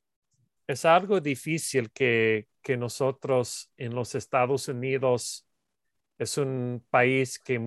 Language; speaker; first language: Spanish; non-native, learner; English